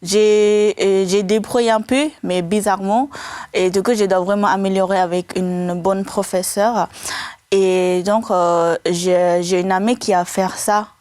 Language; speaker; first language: French; non-native, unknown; Tibetan